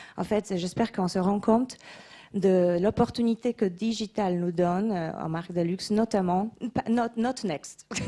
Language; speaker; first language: French; non-native, fluent; Polish